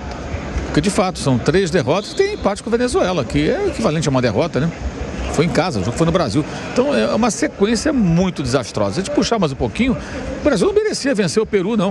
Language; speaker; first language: Portuguese; native; Portuguese